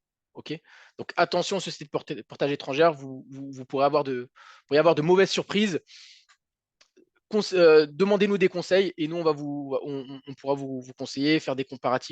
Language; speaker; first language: French; native; French